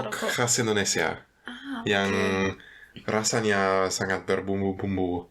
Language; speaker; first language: Indonesian; non-native, fluent; German